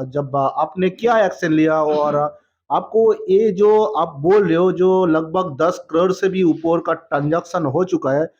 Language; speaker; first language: Hindi; non-native, local second language; Bangla